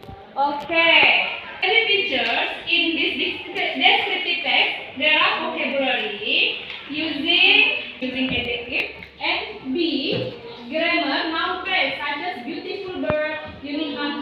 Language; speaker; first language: English; non-native, fluent; Indonesian